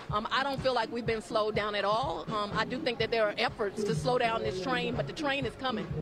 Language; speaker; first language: English; native; English